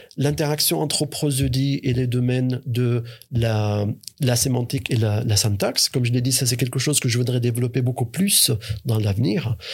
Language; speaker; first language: French; non-native, fluent; Arabic